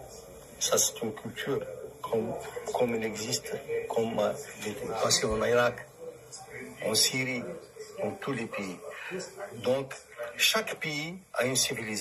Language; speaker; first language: French; non-native, local second language; Arabic